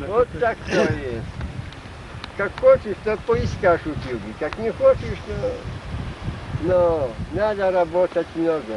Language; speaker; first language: Russian; non-native, learner; Polish